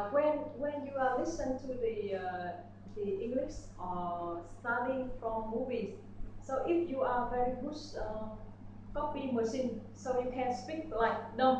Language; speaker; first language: English; non-native, learner; Vietnamese